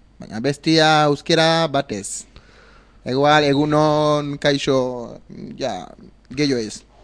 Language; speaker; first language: Basque; non-native, learner; Wolof